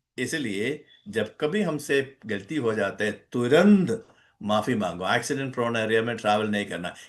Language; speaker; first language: Hindi; non-native, local second language; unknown